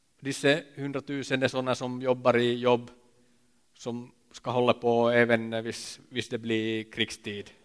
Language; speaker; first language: Swedish; non-native, local second language; Finnish